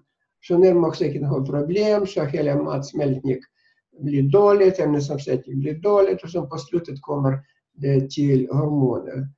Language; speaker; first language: Swedish; non-native, fluent; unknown